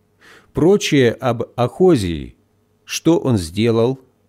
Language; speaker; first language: Russian; native; Russian